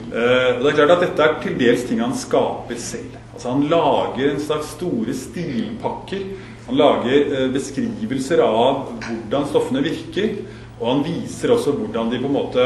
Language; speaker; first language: Norwegian; native; Norwegian